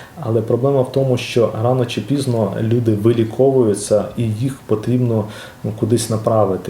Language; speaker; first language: Ukrainian; native; Ukrainian